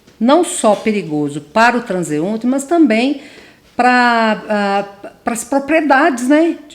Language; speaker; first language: Portuguese; native; Portuguese